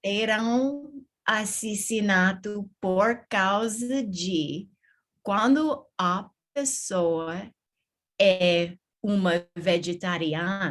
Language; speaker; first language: Portuguese; non-native, learner; English